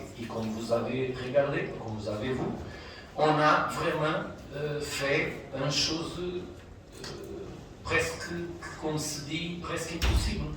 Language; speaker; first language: French; non-native, fluent; Portuguese